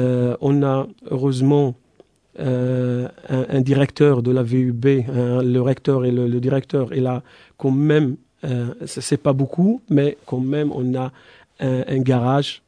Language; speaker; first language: French; non-native, fluent; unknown